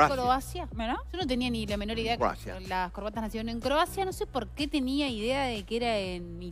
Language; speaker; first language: Spanish; native; Spanish